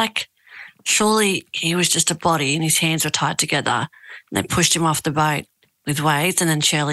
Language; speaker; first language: English; native; English